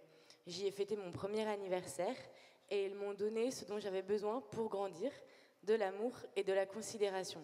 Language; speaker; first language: French; native; French